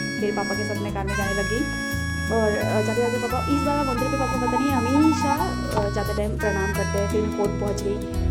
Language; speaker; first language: Hindi; non-native, local second language; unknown